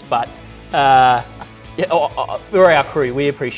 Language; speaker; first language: English; native; English